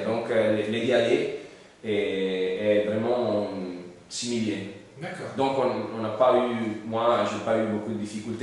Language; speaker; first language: French; non-native, learner; Italian